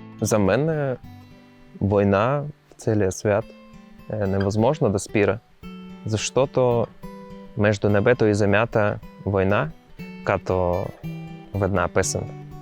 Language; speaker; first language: Bulgarian; non-native, learner; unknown